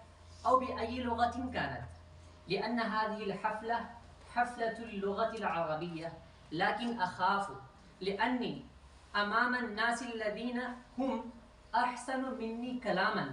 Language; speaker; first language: Arabic; non-native, fluent; Urdu